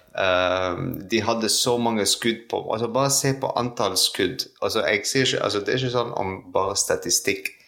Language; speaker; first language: Norwegian; non-native, fluent; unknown